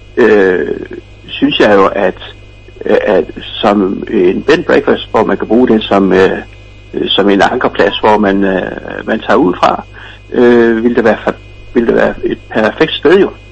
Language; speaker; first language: Danish; native; Danish